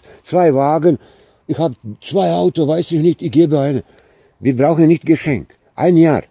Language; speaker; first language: German; non-native, learner; Croatian